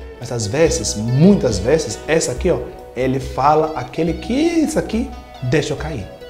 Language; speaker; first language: Portuguese; non-native, fluent; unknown